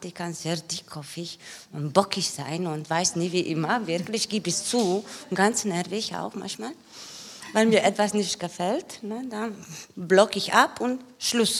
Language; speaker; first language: German; non-native, learner; Romanian